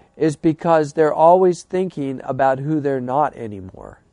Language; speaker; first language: English; native; English